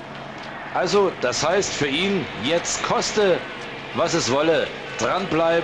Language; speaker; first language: German; native; German